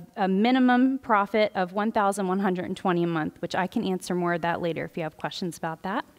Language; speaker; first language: English; native; English